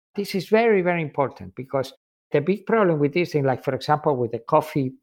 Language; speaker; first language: English; non-native, fluent; Spanish